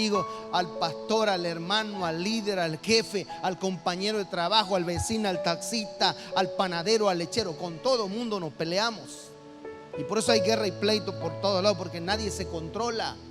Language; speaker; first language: Spanish; native; Spanish